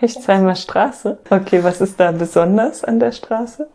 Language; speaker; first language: German; native; German